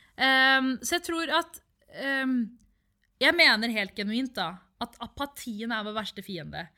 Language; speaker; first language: Norwegian; early bilingual, other home language; Tamil